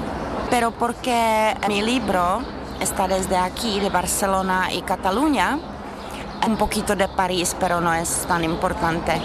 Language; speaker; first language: Spanish; non-native, learner; Czech